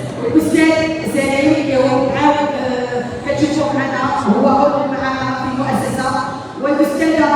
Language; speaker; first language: Arabic; native; Arabic